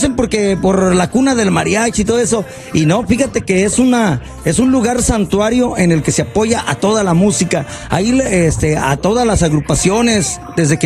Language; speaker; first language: Spanish; native; Spanish